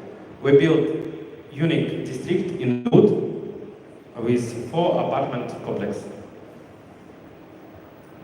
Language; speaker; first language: English; non-native, learner; Russian